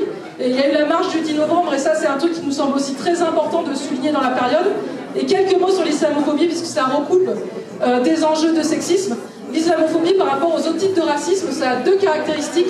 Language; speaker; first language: French; native; French